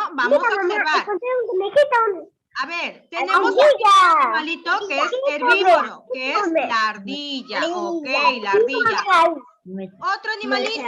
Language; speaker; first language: Spanish; native; Spanish